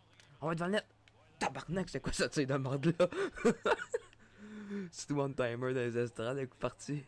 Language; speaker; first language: French; native; French